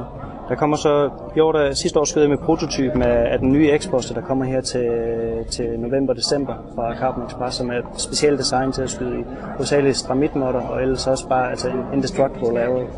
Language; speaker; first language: Danish; native; Danish